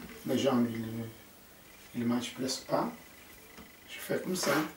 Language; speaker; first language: French; non-native, fluent; Portuguese